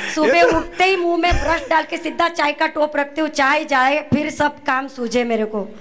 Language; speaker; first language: Hindi; non-native, local second language; Gujarati